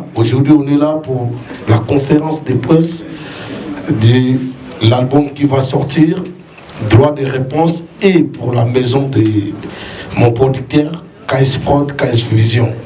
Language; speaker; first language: French; non-native, local second language; Lingala